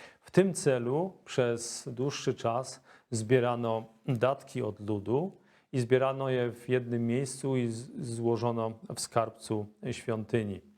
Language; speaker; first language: Polish; native; Polish